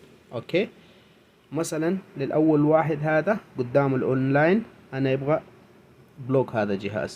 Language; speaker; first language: Arabic; non-native, learner; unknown